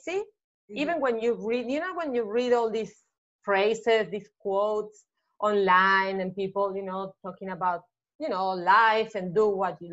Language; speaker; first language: English; non-native, fluent; Spanish